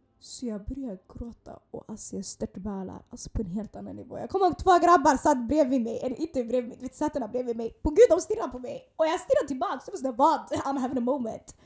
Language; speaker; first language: Swedish; early bilingual, other home language; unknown